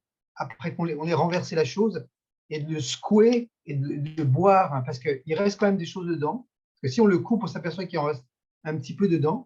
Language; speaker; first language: French; native; French